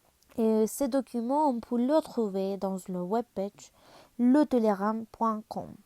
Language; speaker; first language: French; non-native, learner; Spanish